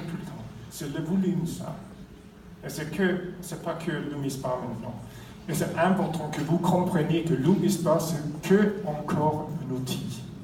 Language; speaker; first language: French; non-native, fluent; Swedish